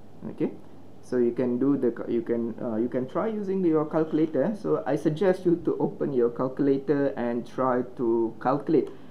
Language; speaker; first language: English; non-native, local second language; Malay